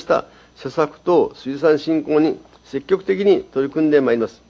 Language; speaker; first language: Japanese; native; Japanese